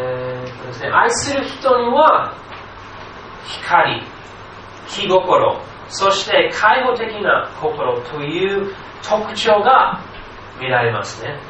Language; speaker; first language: Japanese; non-native, fluent; English